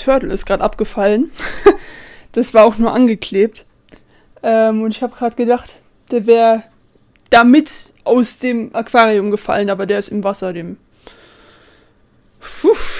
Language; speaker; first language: German; native; German